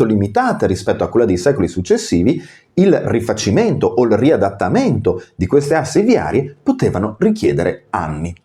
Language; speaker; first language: Italian; native; Italian